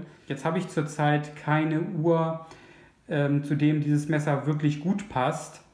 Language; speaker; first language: German; native; German